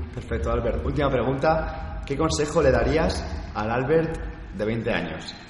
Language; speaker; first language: Spanish; native; Spanish